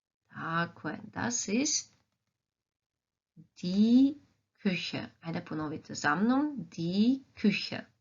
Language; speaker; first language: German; non-native, fluent; Croatian